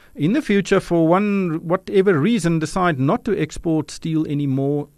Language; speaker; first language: English; non-native, local second language; Afrikaans